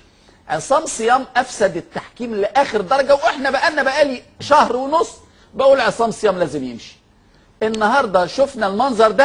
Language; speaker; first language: Arabic; native; Arabic